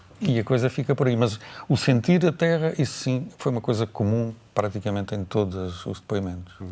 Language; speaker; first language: Portuguese; native; Portuguese